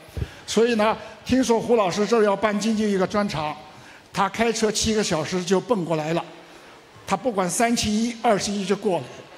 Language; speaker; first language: Chinese; native; Chinese